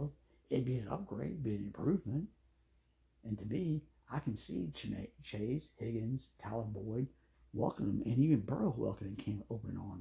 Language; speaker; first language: English; native; English